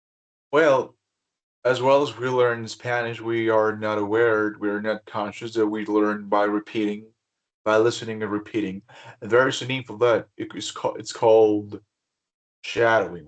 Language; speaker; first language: English; non-native, fluent; Spanish